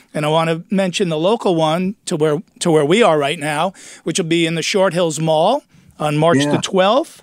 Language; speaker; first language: English; native; English